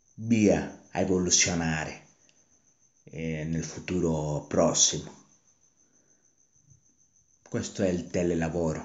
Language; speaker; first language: Italian; non-native, learner; Spanish